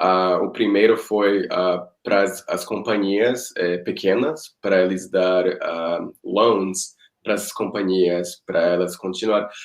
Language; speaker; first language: Portuguese; non-native, fluent; Spanish